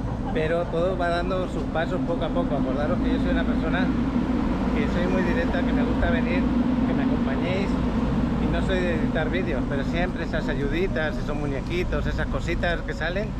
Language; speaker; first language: Spanish; native; Spanish